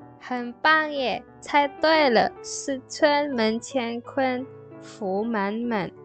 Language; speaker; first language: Chinese; non-native, fluent; Indonesian